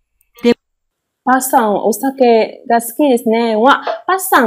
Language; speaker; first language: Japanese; non-native, fluent; Vietnamese